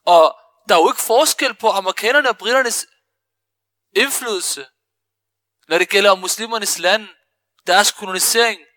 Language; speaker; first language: Danish; early bilingual, other home language; Arabic